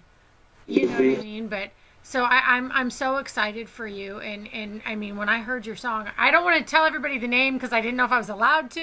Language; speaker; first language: English; native; English